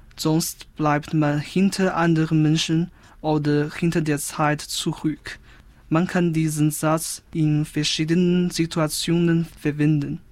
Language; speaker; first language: German; non-native, fluent; Chinese